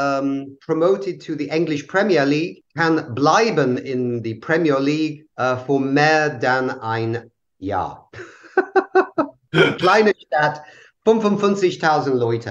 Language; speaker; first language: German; non-native, learner; English